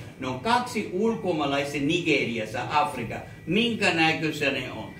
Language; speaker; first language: Finnish; non-native, fluent; Spanish